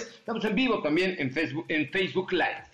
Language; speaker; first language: Spanish; native; Spanish